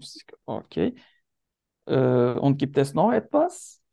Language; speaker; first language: German; non-native, learner; Turkish